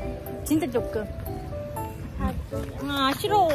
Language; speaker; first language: Korean; non-native, learner; Vietnamese